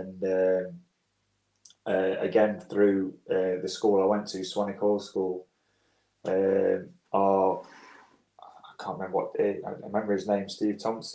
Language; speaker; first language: English; native; English